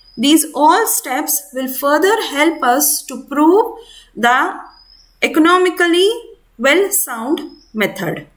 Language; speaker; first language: English; non-native, local second language; Kannada